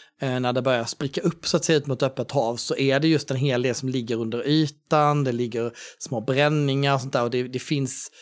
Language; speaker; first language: Swedish; native; Swedish